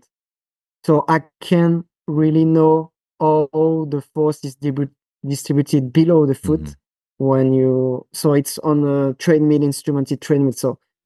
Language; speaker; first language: English; non-native, fluent; French